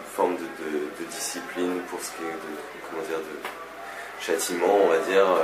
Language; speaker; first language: French; native; French